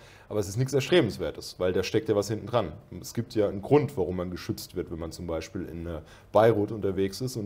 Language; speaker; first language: German; native; German